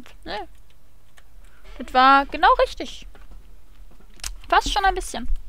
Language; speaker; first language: German; native; German